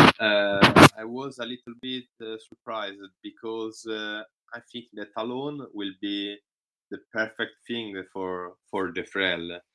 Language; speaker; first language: English; non-native, learner; Italian